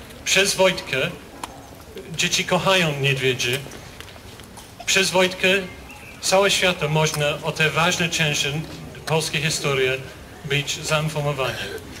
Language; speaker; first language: Polish; non-native, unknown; English